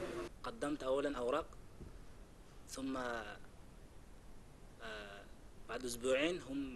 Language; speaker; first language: Arabic; non-native, learner; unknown